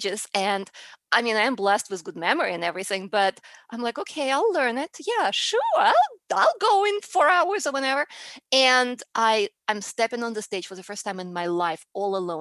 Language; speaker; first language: English; non-native, fluent; Russian